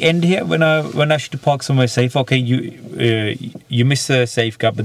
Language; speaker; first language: English; native; English